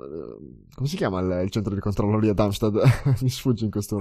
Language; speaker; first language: Italian; native; Italian